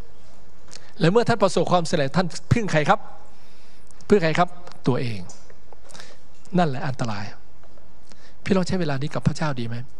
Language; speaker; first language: Thai; native; Thai